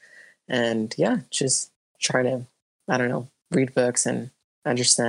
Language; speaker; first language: English; early bilingual, other home language; Spanish